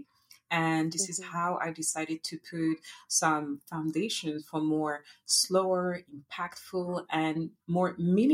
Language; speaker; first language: English; non-native, fluent; French